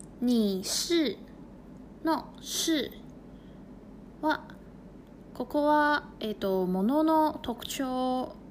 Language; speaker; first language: Japanese; non-native, fluent; Chinese